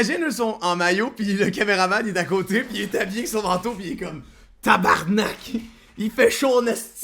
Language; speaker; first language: French; native; French